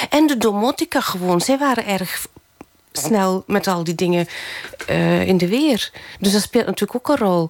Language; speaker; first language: Dutch; native; Dutch